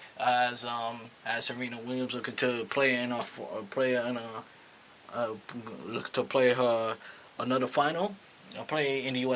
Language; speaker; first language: English; native; English